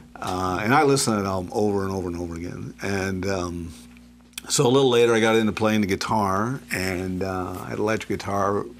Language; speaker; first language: English; native; English